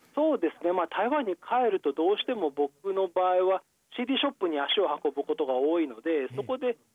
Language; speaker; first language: Japanese; native; Japanese